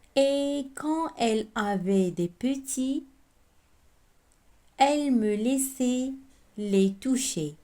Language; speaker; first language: French; non-native, local second language; Arabic